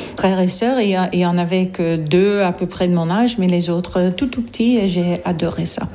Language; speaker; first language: French; non-native, fluent; English